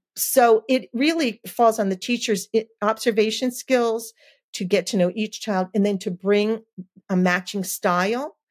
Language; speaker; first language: English; native; English